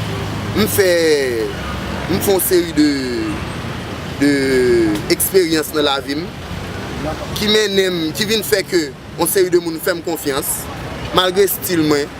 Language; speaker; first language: French; non-native, learner; Haitian Creole